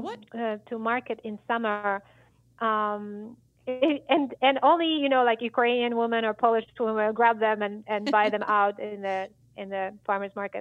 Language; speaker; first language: English; non-native, fluent; Polish